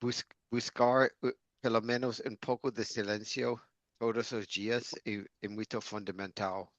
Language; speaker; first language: Portuguese; non-native, learner; English